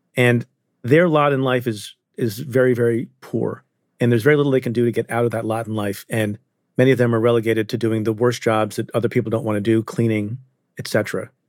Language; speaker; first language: English; early bilingual, other home language; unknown